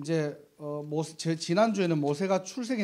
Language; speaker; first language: Korean; native; Korean